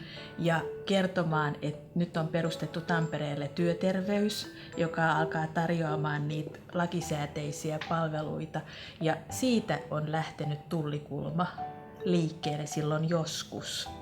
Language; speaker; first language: Finnish; native; Finnish